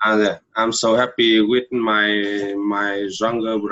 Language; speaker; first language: English; non-native, learner; Vietnamese